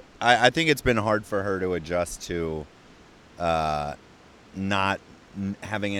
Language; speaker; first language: English; native; English